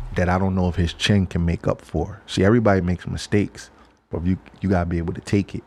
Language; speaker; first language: English; native; English